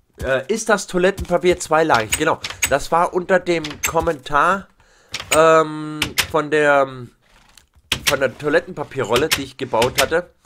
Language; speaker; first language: German; native; German